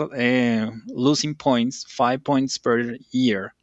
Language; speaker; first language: English; non-native, fluent; Spanish